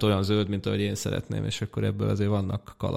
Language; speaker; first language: Hungarian; native; Hungarian